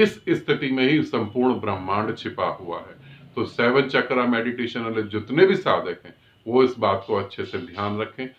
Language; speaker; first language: Hindi; native; Hindi